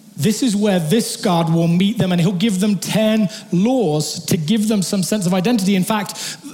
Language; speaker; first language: English; native; English